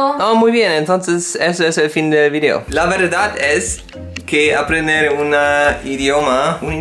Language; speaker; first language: Spanish; non-native, learner; German